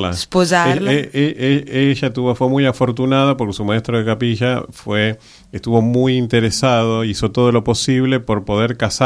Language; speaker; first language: Spanish; native; Spanish